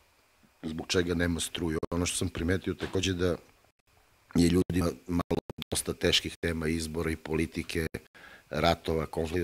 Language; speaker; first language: Bosnian; native; Bosnian